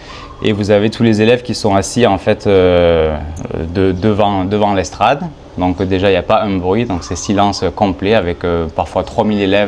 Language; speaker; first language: French; native; French